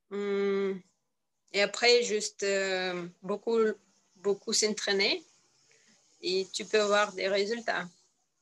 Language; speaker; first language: French; non-native, learner; Russian